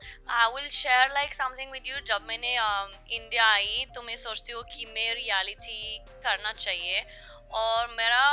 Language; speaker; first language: Hindi; non-native, learner; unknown